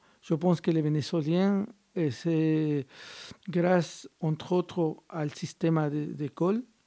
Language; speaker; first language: French; non-native, fluent; Spanish